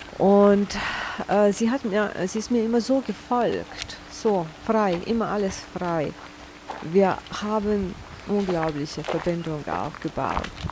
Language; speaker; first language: German; non-native, fluent; Bosnian